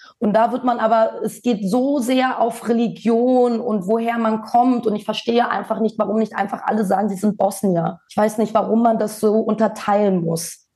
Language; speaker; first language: German; early bilingual, other home language; Bosnian